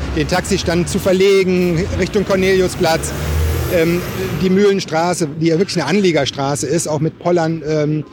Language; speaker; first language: German; native; German